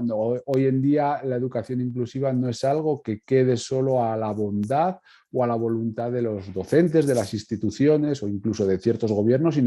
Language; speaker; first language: Spanish; native; Spanish